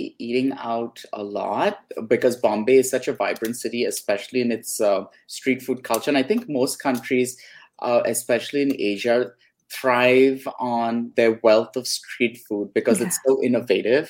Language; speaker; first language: English; non-native, local second language; Hindi